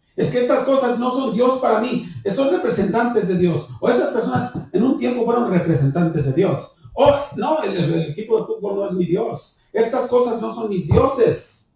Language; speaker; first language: Spanish; early bilingual, heritage; Spanish